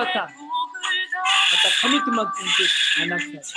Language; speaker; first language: Indonesian; non-native, learner; Korean